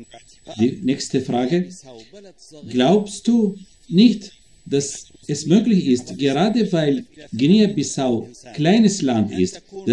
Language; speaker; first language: German; non-native, fluent; Arabic